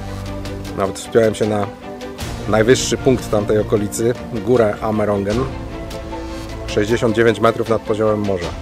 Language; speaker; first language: Polish; native; Polish